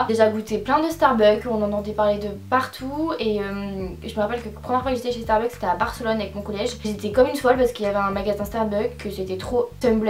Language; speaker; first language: French; native; French